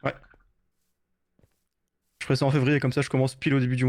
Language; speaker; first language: French; native; French